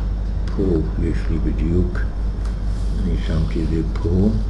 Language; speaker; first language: Hebrew; non-native, fluent; German